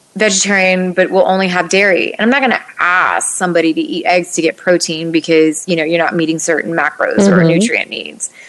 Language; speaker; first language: English; native; English